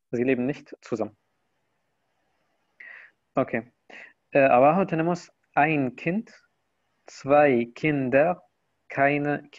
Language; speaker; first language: German; non-native, fluent; Spanish